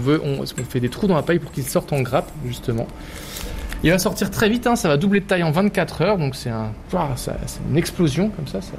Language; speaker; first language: French; native; French